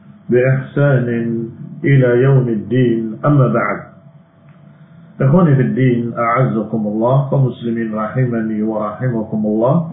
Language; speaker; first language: Arabic; non-native, fluent; Indonesian